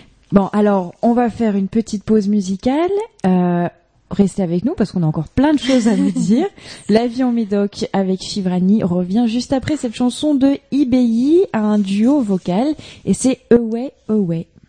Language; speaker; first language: French; native; French